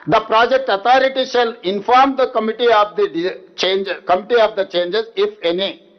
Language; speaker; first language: English; non-native, local second language; Telugu